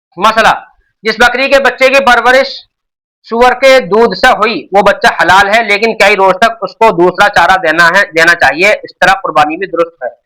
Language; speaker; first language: Urdu; native; Urdu